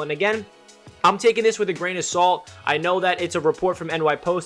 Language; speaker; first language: English; native; English